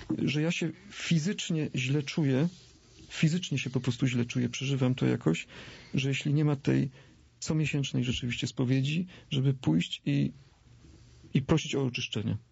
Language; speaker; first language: Polish; native; Polish